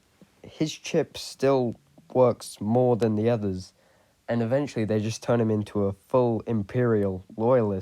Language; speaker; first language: English; native; English